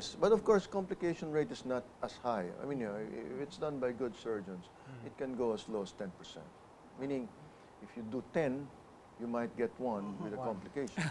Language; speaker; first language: English; non-native, local second language; Filipino